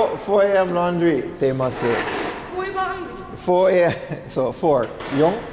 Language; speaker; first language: Japanese; non-native, learner; English